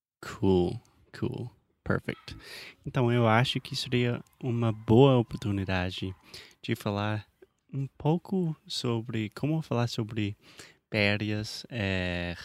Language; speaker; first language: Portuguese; non-native, fluent; English